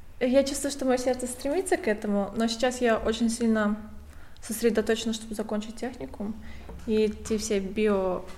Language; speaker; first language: Russian; native; Russian